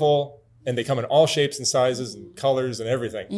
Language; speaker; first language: English; native; English